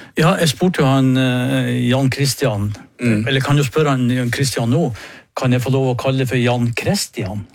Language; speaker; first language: Norwegian; native; Norwegian